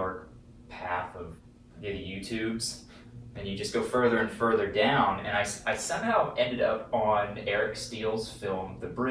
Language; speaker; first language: English; native; English